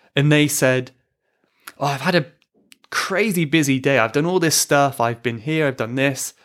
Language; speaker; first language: English; native; English